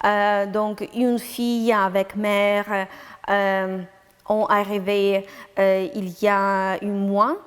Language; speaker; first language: French; non-native, learner; Ukrainian